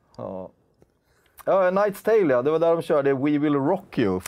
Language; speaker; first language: Swedish; native; Swedish